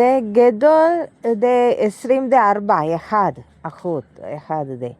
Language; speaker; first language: Hebrew; non-native, learner; Malayalam